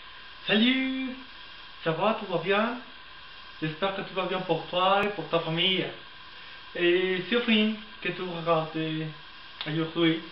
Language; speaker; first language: French; non-native, learner; Spanish